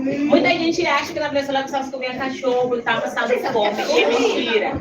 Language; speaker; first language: Portuguese; non-native, learner; Spanish